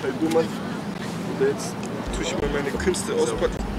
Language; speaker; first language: German; native; German